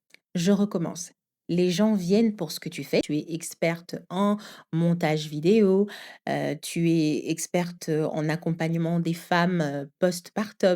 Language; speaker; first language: French; native; French